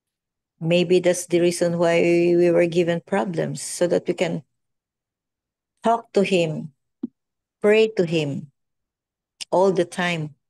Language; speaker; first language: English; non-native, local second language; Filipino